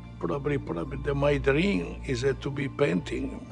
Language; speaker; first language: English; non-native, learner; Italian